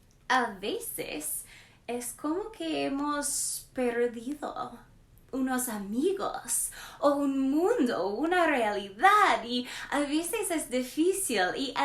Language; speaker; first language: Spanish; non-native, learner; English